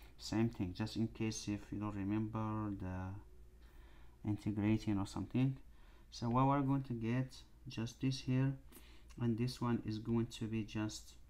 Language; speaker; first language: English; non-native, fluent; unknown